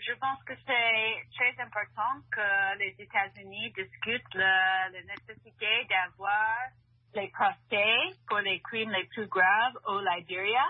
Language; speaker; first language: French; non-native, fluent; English